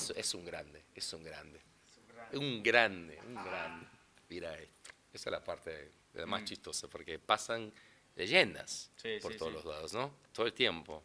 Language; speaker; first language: Spanish; non-native, fluent; Portuguese